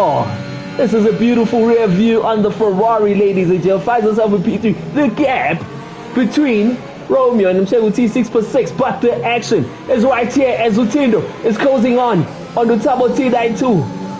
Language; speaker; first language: English; non-native, local second language; Zulu